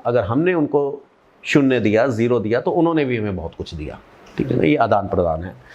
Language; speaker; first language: Hindi; non-native, local second language; Punjabi